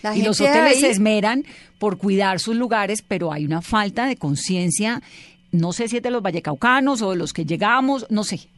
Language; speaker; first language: Spanish; native; Spanish